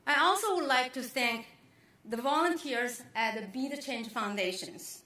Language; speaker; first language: English; non-native, fluent; Chinese